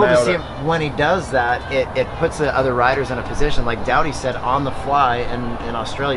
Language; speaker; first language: English; native; English